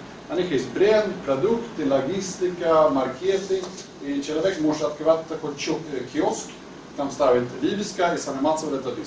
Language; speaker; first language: Russian; non-native, learner; Swedish